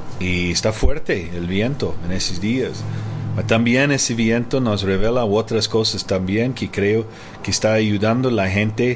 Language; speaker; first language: Spanish; non-native, fluent; English